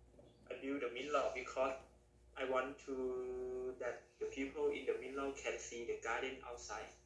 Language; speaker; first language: English; non-native, learner; Thai